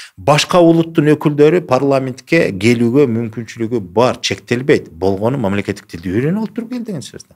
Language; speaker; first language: Kyrgyz; non-native, local second language; Russian